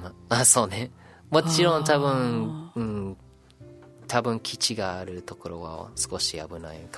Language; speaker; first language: Japanese; non-native, learner; English